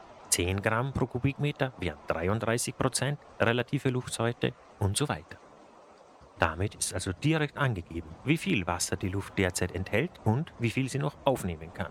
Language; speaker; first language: German; native; German